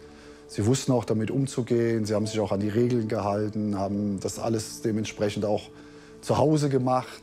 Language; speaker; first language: German; native; German